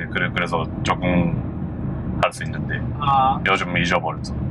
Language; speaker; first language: Korean; non-native, fluent; Japanese